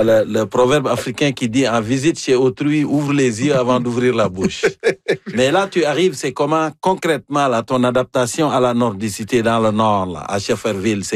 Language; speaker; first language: French; native; French